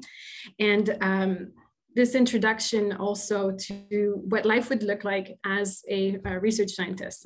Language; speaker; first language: English; non-native, fluent; French